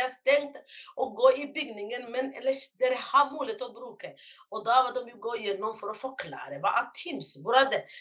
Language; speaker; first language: Norwegian; non-native, fluent; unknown